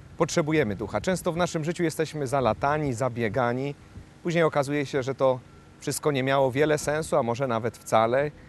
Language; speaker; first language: Polish; native; Polish